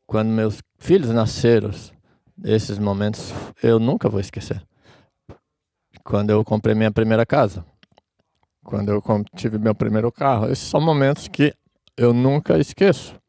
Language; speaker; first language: Portuguese; non-native, fluent; English